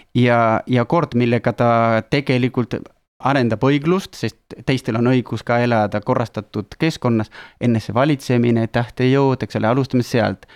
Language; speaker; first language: Estonian; non-native, fluent; Spanish